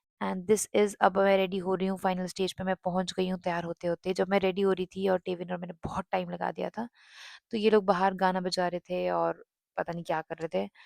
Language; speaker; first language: Hindi; non-native, local second language; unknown